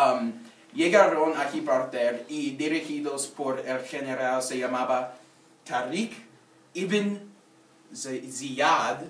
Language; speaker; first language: Spanish; non-native, learner; English